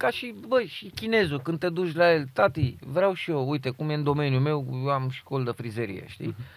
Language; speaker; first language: Romanian; native; Romanian